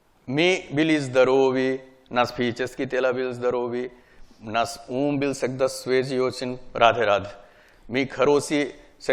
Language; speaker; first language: Russian; non-native, learner; Hindi